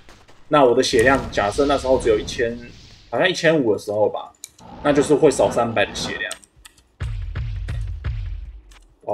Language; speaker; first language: Chinese; native; Chinese